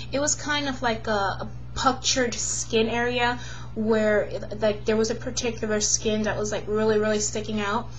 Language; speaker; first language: English; native; English